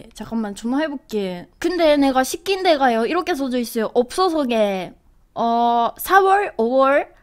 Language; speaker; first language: Korean; non-native, fluent; Japanese